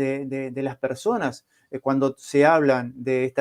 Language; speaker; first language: Spanish; native; Spanish